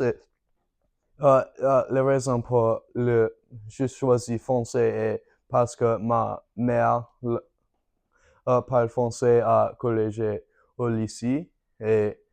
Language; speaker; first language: French; non-native, learner; English